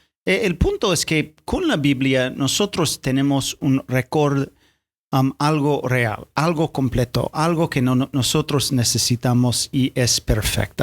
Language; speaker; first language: Spanish; non-native, fluent; English